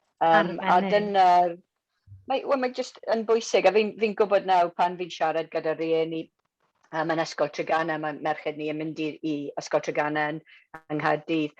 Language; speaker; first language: Welsh; non-native, local second language; English